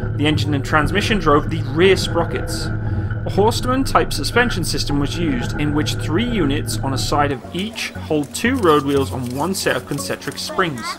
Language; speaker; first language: English; native; English